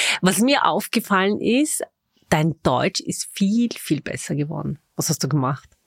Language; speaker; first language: German; native; German